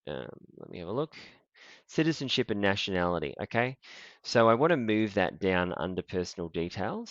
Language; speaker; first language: English; native; English